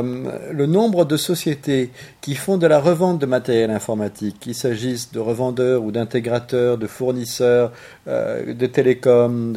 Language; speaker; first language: French; native; French